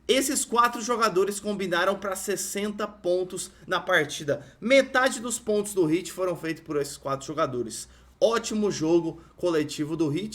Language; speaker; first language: Portuguese; native; Portuguese